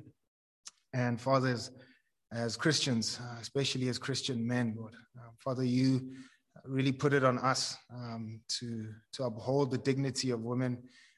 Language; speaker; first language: English; non-native, local second language; Zulu